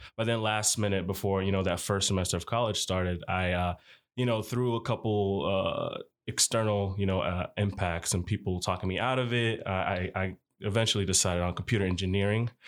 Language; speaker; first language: English; early bilingual, other home language; Arabic